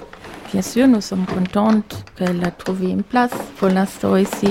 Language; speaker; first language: French; non-native, fluent; German